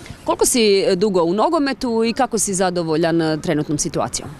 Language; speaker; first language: Serbian; native; Serbian